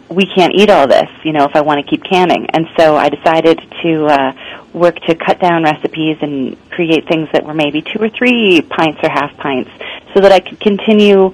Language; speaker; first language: English; native; English